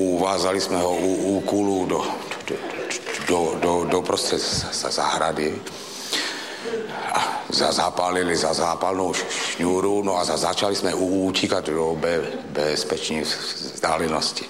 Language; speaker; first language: Czech; native; Czech